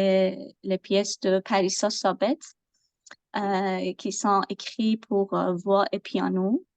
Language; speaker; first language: French; non-native, learner; Persian